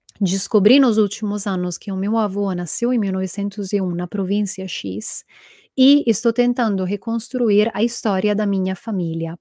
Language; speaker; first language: Portuguese; non-native, fluent; Italian